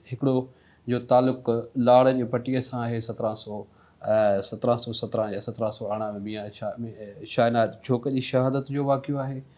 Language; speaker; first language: Sindhi; native; Sindhi